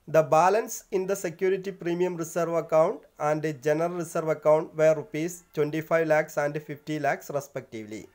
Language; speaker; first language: English; non-native, local second language; Malayalam